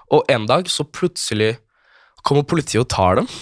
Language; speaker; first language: Norwegian; early bilingual, other home language; Kurdish